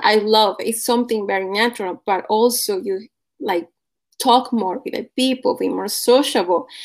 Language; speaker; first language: English; non-native, fluent; Spanish